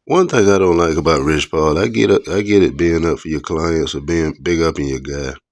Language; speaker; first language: English; native; English